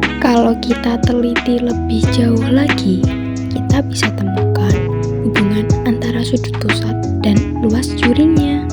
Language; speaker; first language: Indonesian; native; Indonesian